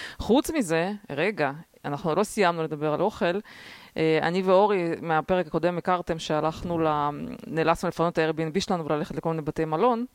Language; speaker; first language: Hebrew; early bilingual, other home language; Russian